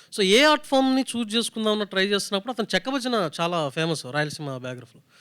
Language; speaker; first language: Telugu; native; Telugu